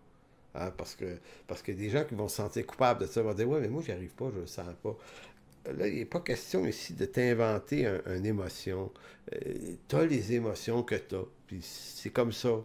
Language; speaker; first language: French; native; French